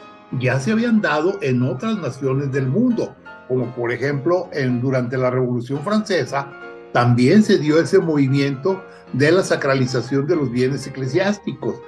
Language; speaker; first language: Spanish; native; Spanish